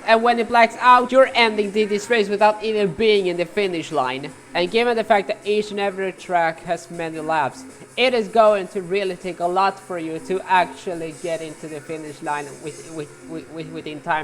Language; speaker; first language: English; non-native, fluent; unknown